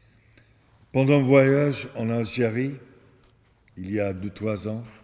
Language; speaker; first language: French; non-native, fluent; English